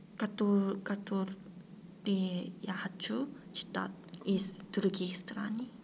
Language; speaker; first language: Russian; non-native, learner; Korean